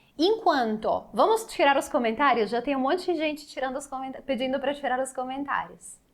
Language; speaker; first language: Portuguese; non-native, fluent; Italian